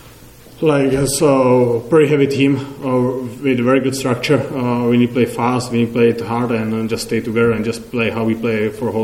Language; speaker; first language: English; non-native, learner; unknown